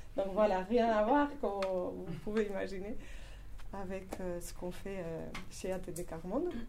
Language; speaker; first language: French; non-native, fluent; Spanish